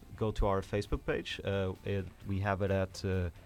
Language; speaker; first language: English; non-native, fluent; Portuguese